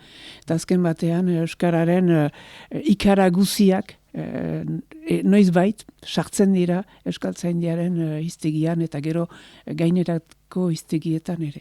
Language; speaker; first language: Basque; native; Basque